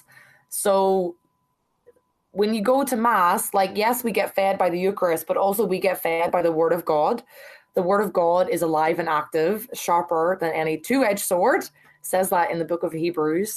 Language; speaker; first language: English; native; English